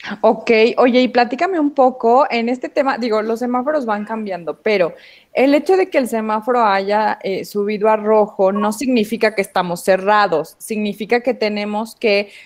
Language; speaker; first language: Spanish; native; Spanish